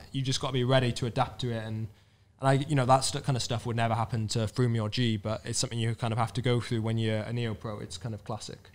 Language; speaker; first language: English; native; English